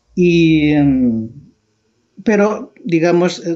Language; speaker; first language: Spanish; non-native, local second language; Catalan